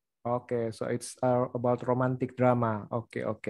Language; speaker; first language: English; non-native, learner; Indonesian